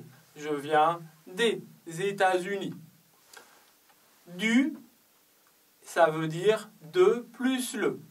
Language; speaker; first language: French; non-native, fluent; Chinese